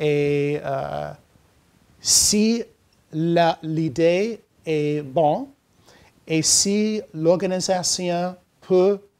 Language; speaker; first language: French; non-native, learner; English